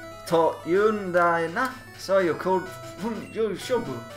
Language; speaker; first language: English; native; English